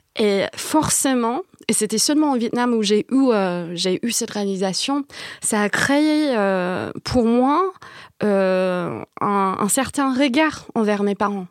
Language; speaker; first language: French; non-native, fluent; English